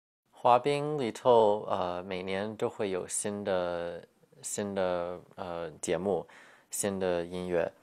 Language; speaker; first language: Chinese; early bilingual, heritage; Chinese